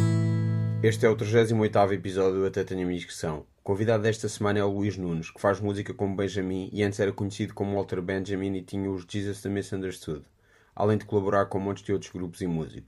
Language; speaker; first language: Portuguese; native; Portuguese